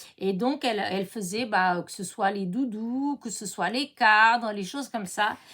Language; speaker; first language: French; early bilingual, other home language; Portuguese